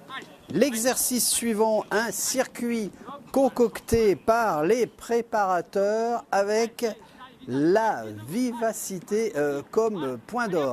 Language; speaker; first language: French; native; French